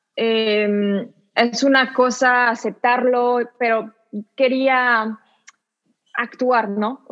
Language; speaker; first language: Spanish; non-native, fluent; French